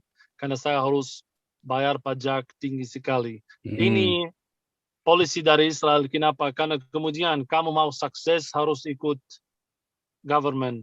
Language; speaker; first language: Indonesian; non-native, fluent; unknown